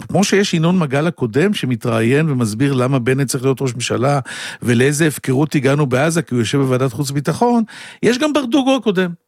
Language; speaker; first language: Hebrew; native; Hebrew